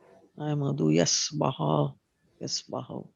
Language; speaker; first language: Arabic; non-native, learner; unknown